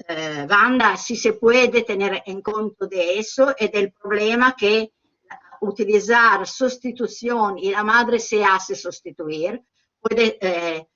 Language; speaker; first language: Spanish; non-native, learner; Italian